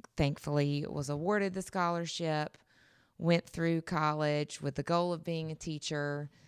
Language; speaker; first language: English; native; English